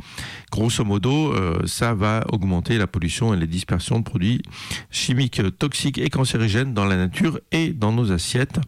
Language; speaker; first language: French; native; French